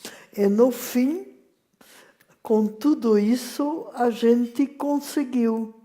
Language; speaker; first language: Portuguese; non-native, fluent; French